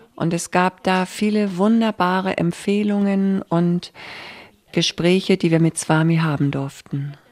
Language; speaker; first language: German; native; German